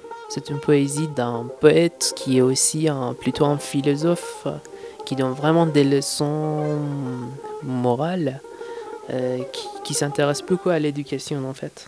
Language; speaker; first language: French; non-native, fluent; Persian